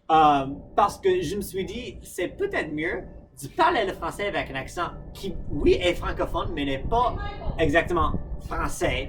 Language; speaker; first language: French; non-native, fluent; English